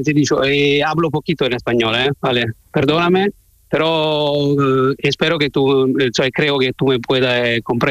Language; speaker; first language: Spanish; non-native, learner; Italian